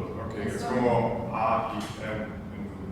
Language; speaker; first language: Spanish; non-native, learner; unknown